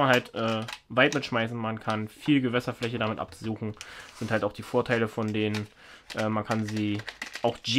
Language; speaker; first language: German; native; German